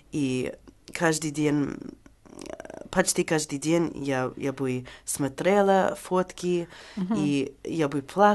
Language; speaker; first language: Russian; non-native, learner; English